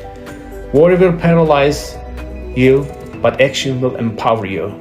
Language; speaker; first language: English; non-native, fluent; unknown